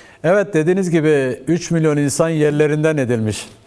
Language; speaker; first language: Turkish; native; Turkish